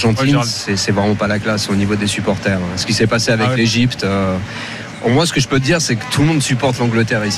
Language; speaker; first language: French; native; French